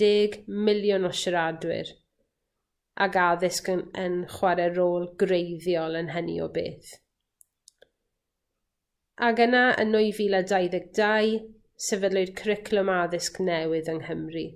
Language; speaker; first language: Welsh; native; Welsh